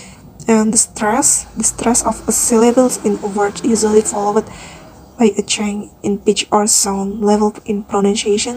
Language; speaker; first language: English; non-native, learner; Indonesian